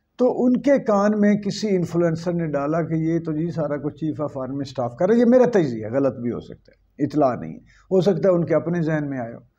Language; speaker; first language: Urdu; native; Urdu